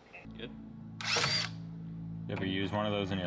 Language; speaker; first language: English; native; English